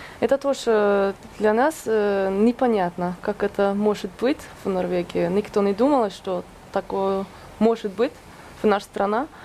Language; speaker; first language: Russian; non-native, fluent; Norwegian